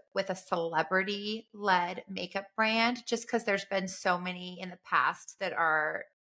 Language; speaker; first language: English; native; English